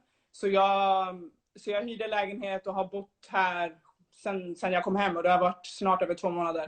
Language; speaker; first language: Swedish; early bilingual, other home language; Somali